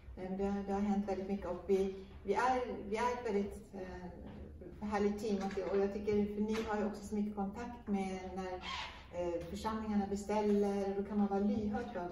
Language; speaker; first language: Swedish; native; Swedish